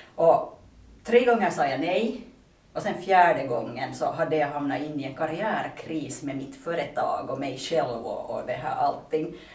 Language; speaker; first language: Swedish; native; Swedish